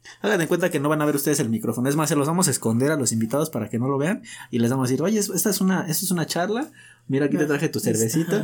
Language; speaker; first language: Spanish; native; Spanish